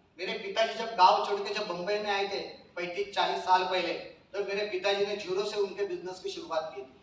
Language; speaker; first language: Hindi; non-native, local second language; Marathi